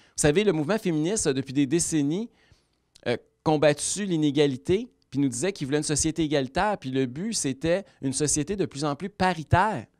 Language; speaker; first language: French; native; French